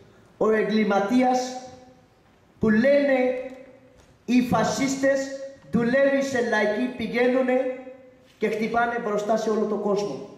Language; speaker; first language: Greek; non-native, learner; Urdu